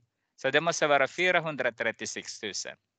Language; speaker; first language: Swedish; non-native, fluent; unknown